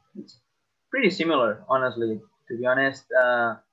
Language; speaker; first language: English; non-native, fluent; Catalan